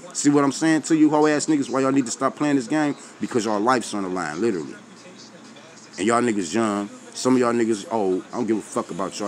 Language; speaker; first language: English; native; English